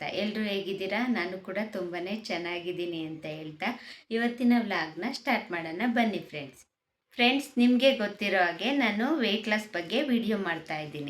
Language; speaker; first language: Kannada; native; Kannada